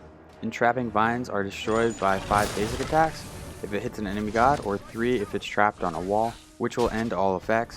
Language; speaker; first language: English; native; English